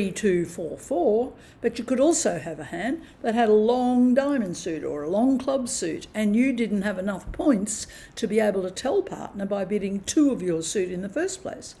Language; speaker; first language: English; native; English